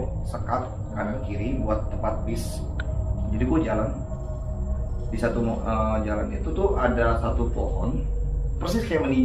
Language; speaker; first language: Indonesian; native; Indonesian